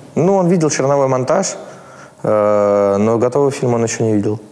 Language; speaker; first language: Russian; native; Russian